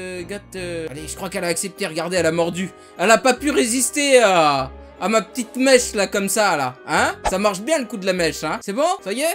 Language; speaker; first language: French; native; French